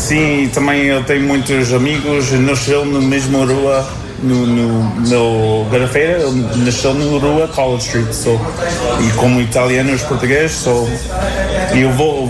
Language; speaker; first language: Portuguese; early bilingual, heritage; Portuguese